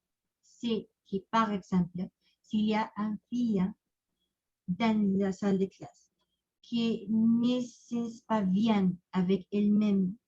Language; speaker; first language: French; non-native, learner; Spanish